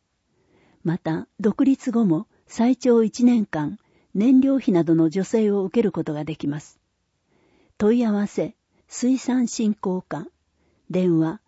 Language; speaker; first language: Japanese; native; Japanese